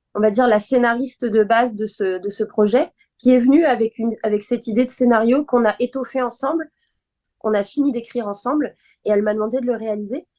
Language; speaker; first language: French; native; French